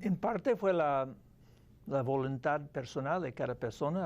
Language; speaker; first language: Spanish; non-native, fluent; English